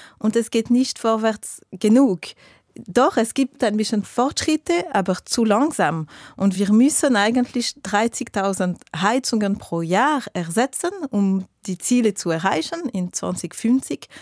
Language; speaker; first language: German; non-native, local second language; French